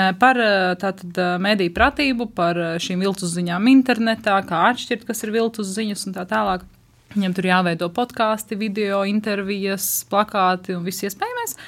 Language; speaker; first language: Latvian; native; Latvian